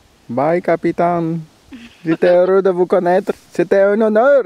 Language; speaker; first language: French; native; French